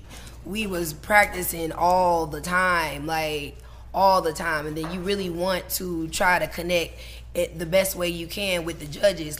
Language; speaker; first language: English; native; English